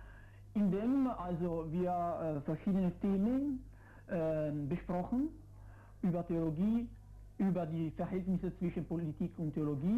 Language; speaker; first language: German; non-native, fluent; Italian